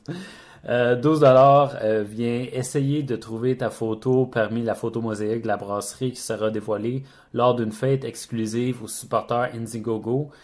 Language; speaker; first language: French; native; French